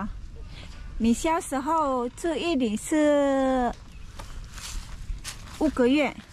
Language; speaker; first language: Chinese; non-native, fluent; Indonesian